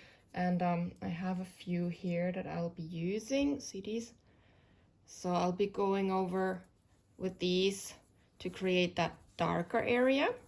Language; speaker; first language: English; non-native, fluent; German